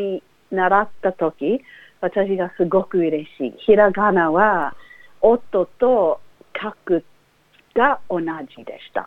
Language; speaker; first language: Japanese; non-native, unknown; English